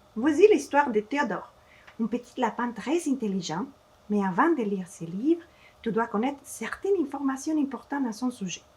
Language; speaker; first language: French; non-native, fluent; Spanish